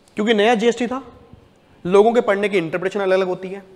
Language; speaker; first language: Hindi; native; Hindi